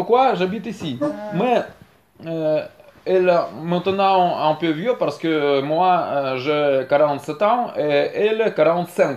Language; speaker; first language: French; non-native, learner; Russian